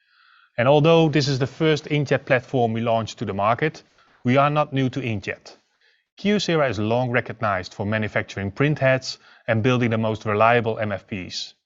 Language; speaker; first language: English; non-native, fluent; Dutch